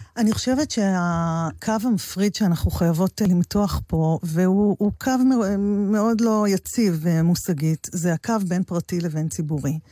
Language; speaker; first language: Hebrew; native; Hebrew